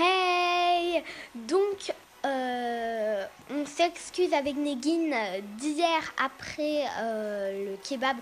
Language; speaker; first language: French; native; French